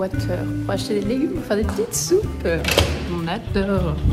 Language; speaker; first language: French; native; French